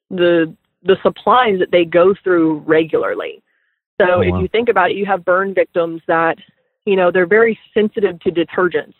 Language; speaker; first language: English; native; English